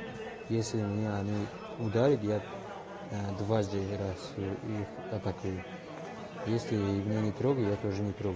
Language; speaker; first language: Russian; non-native, learner; Tajik